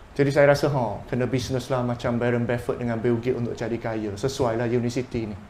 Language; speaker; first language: Malay; non-native, local second language; Chinese